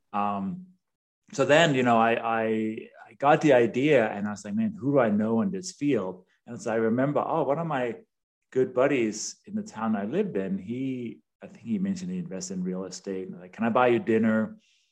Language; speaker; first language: English; non-native, fluent; Danish